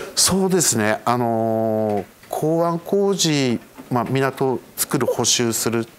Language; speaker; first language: Japanese; native; Japanese